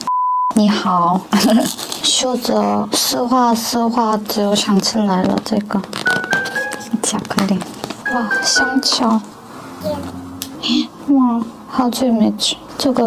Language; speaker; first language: Chinese; non-native, learner; Korean